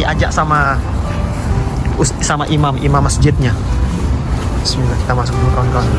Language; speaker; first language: Indonesian; native; Indonesian